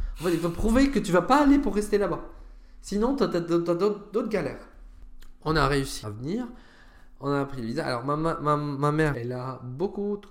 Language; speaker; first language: French; non-native, fluent; Arabic